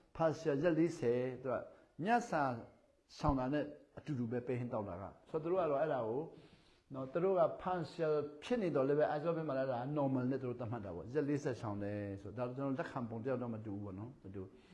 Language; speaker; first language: Burmese; non-native, local second language; Hakha Chin